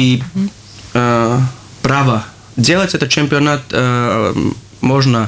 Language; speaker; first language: Russian; non-native, local second language; Latvian